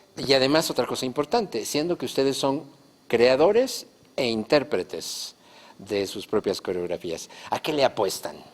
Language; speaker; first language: Spanish; native; Spanish